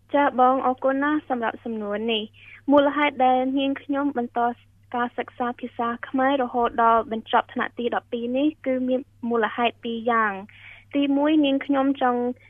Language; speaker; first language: Khmer; early bilingual, heritage; Khmer